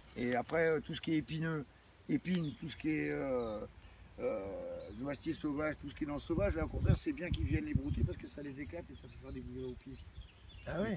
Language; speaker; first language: French; native; French